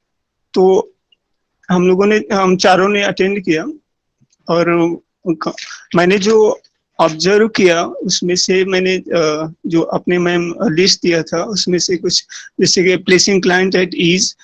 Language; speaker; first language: Hindi; native; Hindi